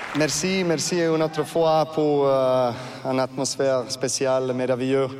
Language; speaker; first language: French; non-native, learner; Serbian